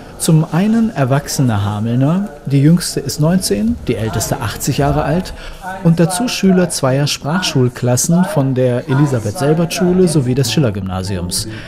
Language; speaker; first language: German; native; German